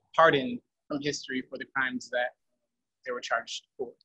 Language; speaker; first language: English; native; English